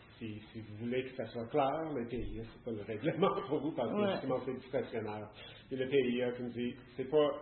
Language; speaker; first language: French; native; French